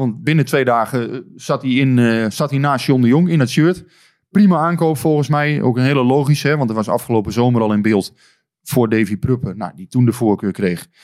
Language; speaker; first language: Dutch; native; Dutch